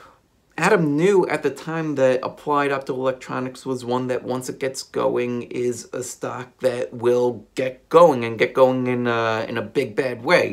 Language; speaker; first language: English; native; English